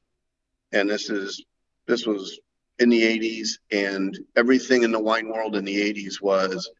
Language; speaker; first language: English; native; English